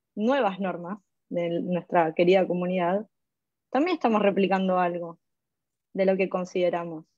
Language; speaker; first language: Spanish; native; Spanish